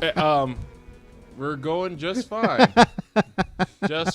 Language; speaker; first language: English; native; English